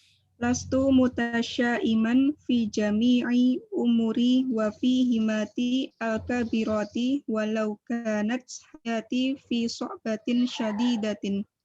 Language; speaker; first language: Arabic; non-native, learner; Indonesian